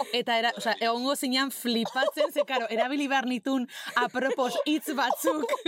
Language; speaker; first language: Basque; non-native, local second language; Spanish